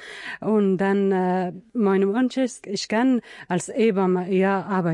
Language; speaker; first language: German; non-native, learner; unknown